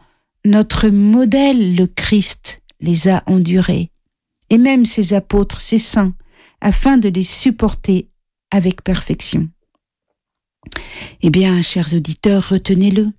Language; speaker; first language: French; native; French